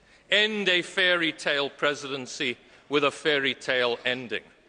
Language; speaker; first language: English; native; English